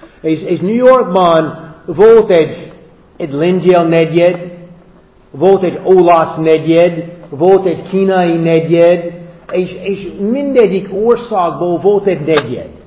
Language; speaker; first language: Hungarian; non-native, fluent; English